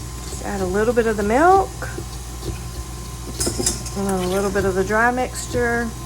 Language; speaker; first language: English; native; English